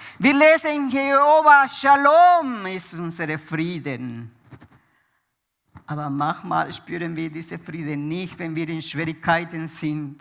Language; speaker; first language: German; non-native, fluent; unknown